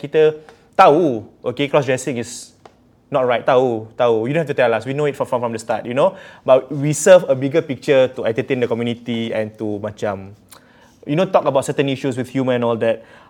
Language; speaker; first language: English; non-native, local second language; Malay